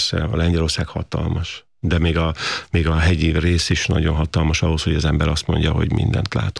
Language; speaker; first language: Hungarian; native; Hungarian